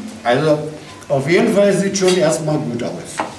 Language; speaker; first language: German; native; German